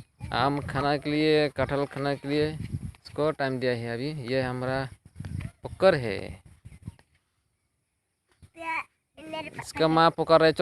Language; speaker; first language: Hindi; non-native, local second language; Kok Borok